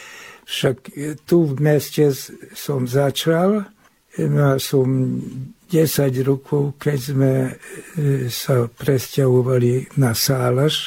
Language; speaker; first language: Slovak; early bilingual, heritage; Hungarian